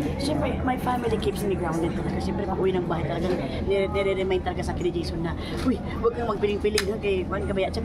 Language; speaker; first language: Filipino; non-native, local second language; Cebuano